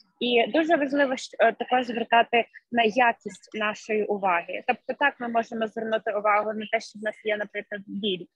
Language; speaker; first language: Ukrainian; native; Ukrainian